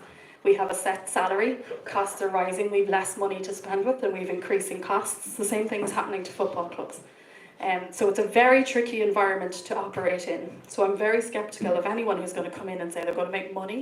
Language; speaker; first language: English; native; English